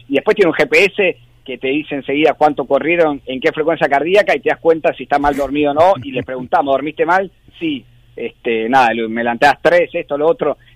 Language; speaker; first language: Spanish; native; Spanish